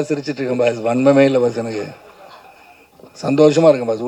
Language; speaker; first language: Tamil; native; Tamil